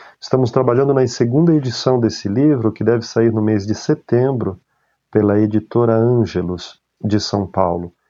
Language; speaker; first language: Portuguese; native; Portuguese